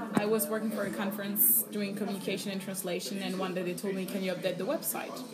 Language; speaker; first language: English; non-native, fluent; French